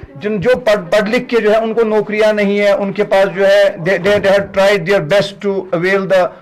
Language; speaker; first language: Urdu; non-native, local second language; Kashmiri